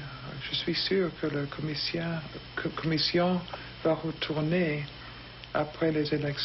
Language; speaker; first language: French; non-native, learner; English